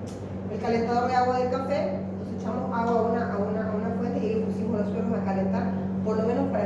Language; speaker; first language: Spanish; native; Spanish